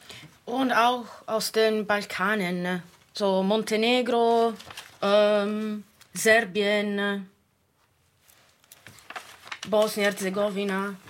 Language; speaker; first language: German; non-native, fluent; Italian